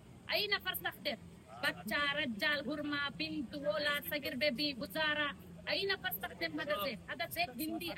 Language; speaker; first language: Arabic; non-native, learner; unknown